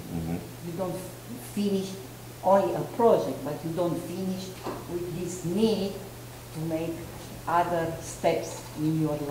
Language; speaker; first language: English; non-native, fluent; Romanian